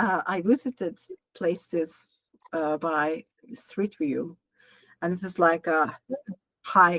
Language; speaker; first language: English; non-native, learner; Hungarian